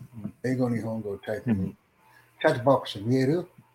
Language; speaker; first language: Japanese; non-native, learner; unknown